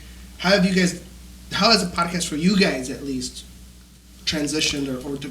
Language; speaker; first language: English; early bilingual, other home language; Spanish